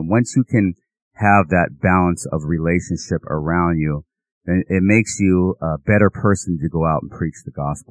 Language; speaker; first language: English; native; English